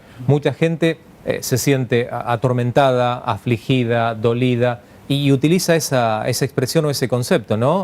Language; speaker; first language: Spanish; native; Spanish